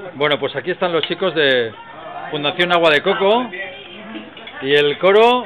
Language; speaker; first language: Spanish; native; Spanish